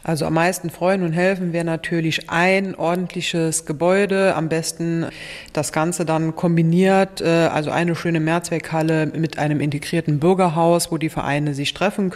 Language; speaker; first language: German; native; German